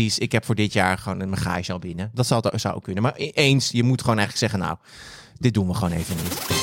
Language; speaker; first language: Dutch; native; Dutch